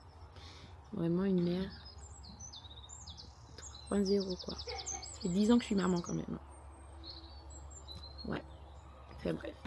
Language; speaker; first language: French; native; French